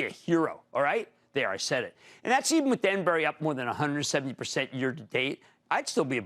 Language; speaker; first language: English; native; English